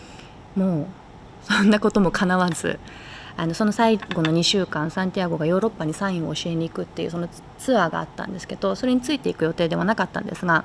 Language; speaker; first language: Japanese; native; Japanese